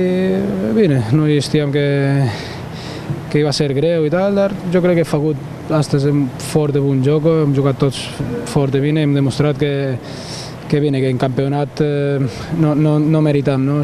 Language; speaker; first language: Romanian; non-native, learner; Spanish